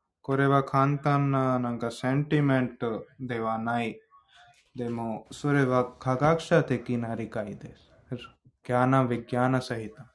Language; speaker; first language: Japanese; non-native, fluent; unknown